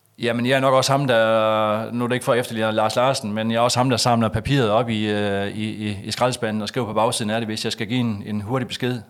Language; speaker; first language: Danish; native; Danish